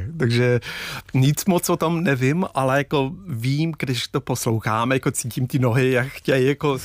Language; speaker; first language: Czech; non-native, fluent; English